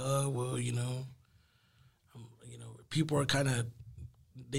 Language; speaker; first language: English; early bilingual, other home language; Spanish